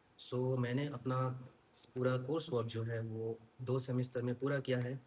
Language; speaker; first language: Hindi; non-native, local second language; Assamese